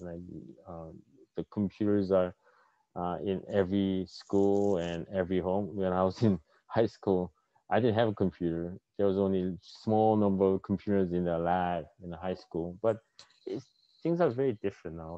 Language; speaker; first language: English; non-native, fluent; Korean